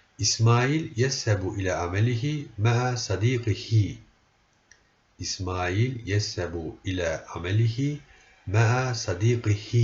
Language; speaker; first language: Arabic; non-native, fluent; Turkish